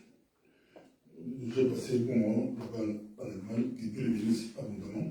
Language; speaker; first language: French; non-native, local second language; Lingala